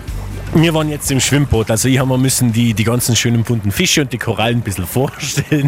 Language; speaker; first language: German; native; German